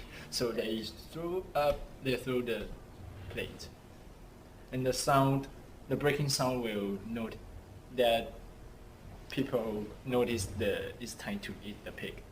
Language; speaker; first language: English; non-native, learner; Chinese